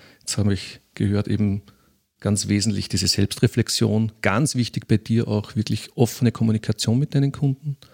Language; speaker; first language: German; native; German